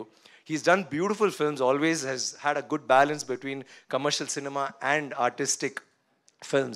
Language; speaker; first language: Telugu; non-native, learner; Tamil